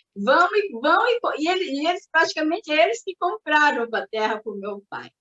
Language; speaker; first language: Portuguese; early bilingual, other home language; Japanese